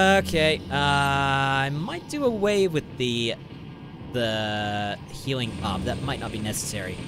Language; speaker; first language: English; native; English